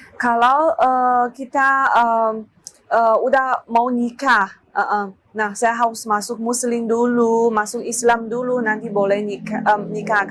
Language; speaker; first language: Indonesian; non-native, learner; Chinese